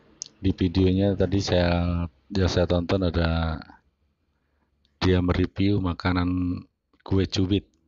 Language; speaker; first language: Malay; non-native, local second language; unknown